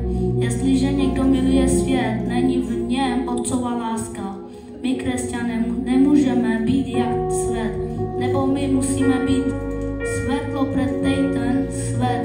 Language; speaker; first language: Czech; non-native, local second language; Slovak